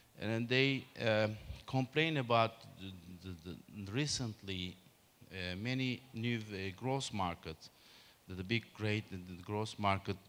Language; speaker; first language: English; non-native, learner; Turkish